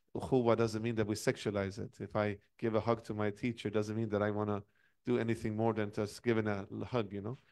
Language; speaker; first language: English; non-native, fluent; Persian